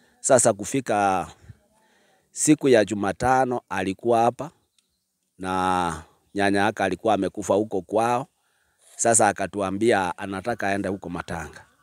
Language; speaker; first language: Swahili; non-native, local second language; Gusii